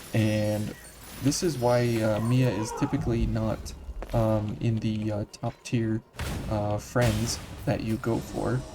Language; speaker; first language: English; native; English